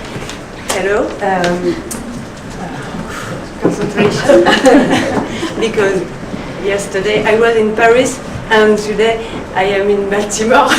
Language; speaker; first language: English; non-native, learner; French